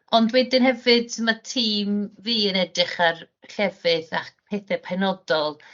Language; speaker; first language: Welsh; native; Welsh